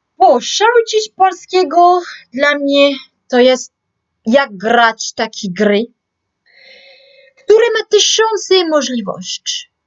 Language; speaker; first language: Polish; non-native, learner; French